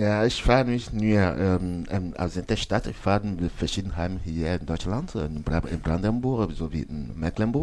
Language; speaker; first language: German; non-native, learner; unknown